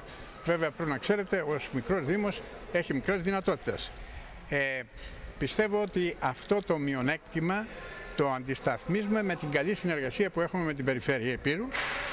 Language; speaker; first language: Greek; native; Greek